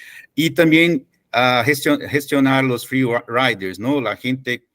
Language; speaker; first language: Spanish; non-native, fluent; Portuguese